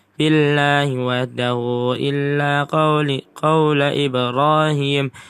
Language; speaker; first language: Arabic; non-native, learner; Indonesian